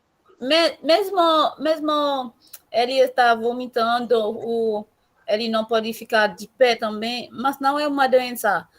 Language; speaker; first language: Portuguese; non-native, learner; Haitian Creole